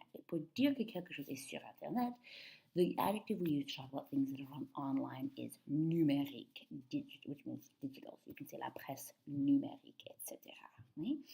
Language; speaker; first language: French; non-native, fluent; English